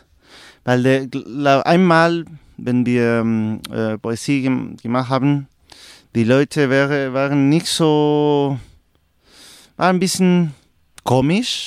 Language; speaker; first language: German; non-native, learner; Spanish